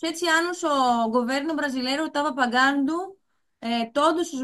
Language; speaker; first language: Portuguese; non-native, fluent; Greek